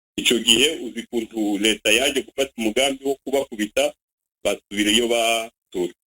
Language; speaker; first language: Kinyarwanda; native; Kinyarwanda